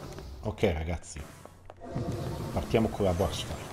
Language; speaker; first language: Italian; native; Italian